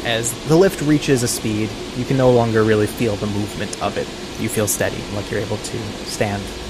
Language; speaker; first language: English; native; English